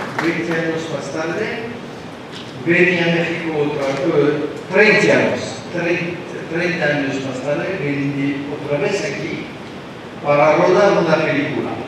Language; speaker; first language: Spanish; non-native, learner; French